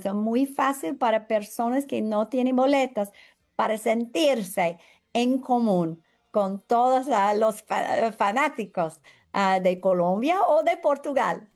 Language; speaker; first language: Spanish; non-native, fluent; English